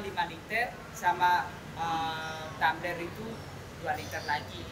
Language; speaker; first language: Indonesian; non-native, fluent; Spanish